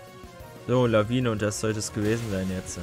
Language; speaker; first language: German; native; German